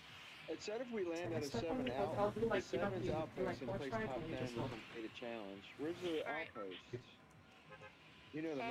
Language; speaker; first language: English; native; English